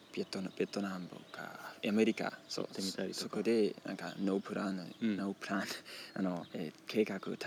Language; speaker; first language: Japanese; non-native, learner; Danish